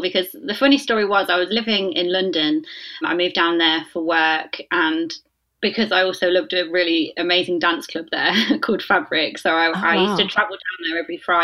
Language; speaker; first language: English; native; English